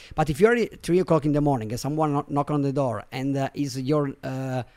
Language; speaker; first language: English; non-native, fluent; Italian